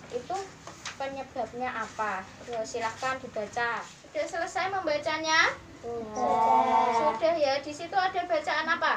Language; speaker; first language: Indonesian; native; Indonesian